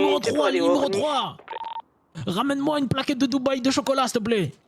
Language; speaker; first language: French; native; French